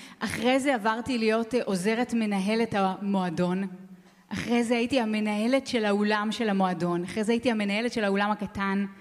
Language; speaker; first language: Hebrew; native; Hebrew